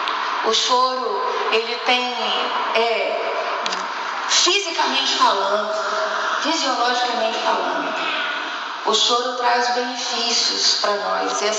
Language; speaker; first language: Portuguese; native; Portuguese